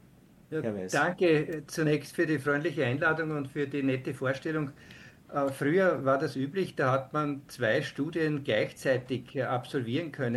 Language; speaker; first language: German; native; German